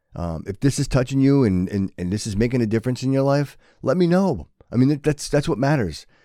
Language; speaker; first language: English; native; English